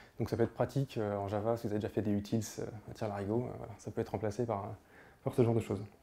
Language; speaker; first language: French; native; French